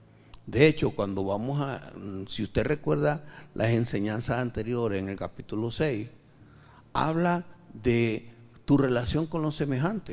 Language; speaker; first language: Spanish; native; Spanish